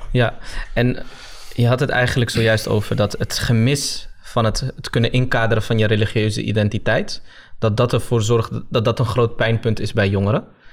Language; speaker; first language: Dutch; early bilingual, other home language; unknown